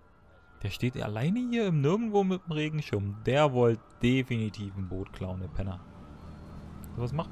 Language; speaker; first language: German; native; German